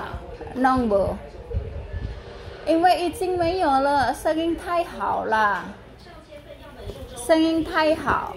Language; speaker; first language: Chinese; non-native, learner; Javanese